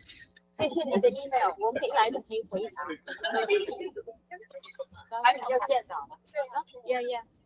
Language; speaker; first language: Chinese; early bilingual, heritage; English